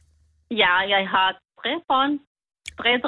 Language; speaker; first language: Norwegian; non-native, learner; Kurdish